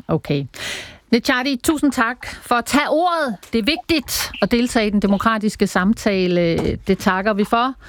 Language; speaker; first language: Danish; native; Danish